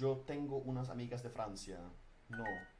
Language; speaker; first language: Spanish; non-native, learner; Dutch